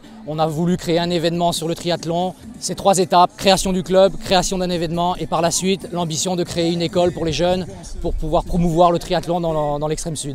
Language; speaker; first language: French; native; French